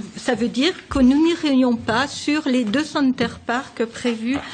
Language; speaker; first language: French; native; French